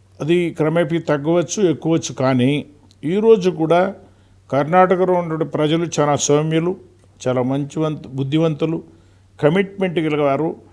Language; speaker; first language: Telugu; native; Telugu